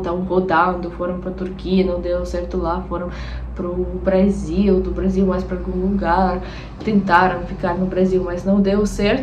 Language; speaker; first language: Portuguese; non-native, fluent; Russian